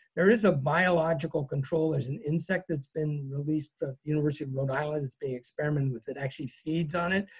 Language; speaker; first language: English; native; English